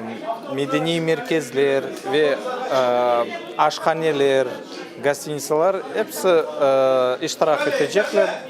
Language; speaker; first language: Turkish; non-native, learner; Tatar